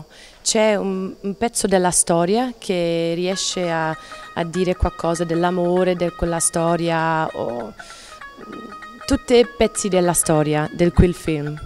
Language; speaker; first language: Italian; non-native, learner; English